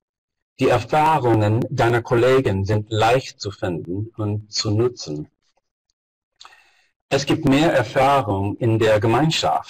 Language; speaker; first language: German; non-native, fluent; English